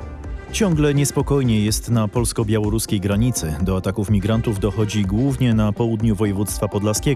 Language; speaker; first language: Polish; native; Polish